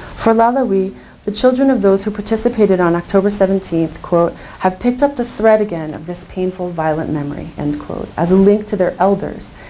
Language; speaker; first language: English; native; English